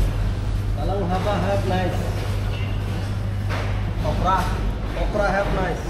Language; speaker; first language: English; non-native, local second language; Filipino